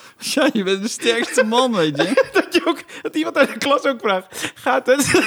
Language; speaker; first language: Dutch; native; Dutch